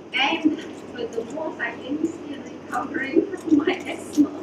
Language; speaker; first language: English; non-native, local second language; Malay